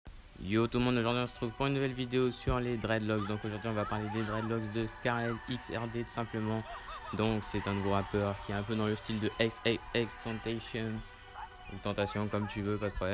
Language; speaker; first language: French; native; French